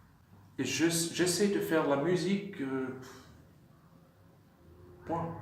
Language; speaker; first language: French; non-native, fluent; German